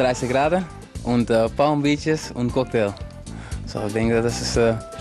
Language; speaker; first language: German; non-native, learner; Dutch